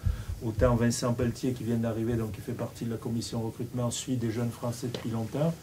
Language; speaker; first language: French; native; French